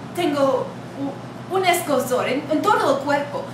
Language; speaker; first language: Spanish; non-native, fluent; English